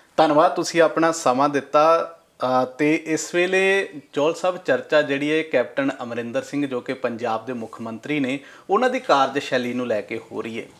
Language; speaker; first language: Punjabi; native; Punjabi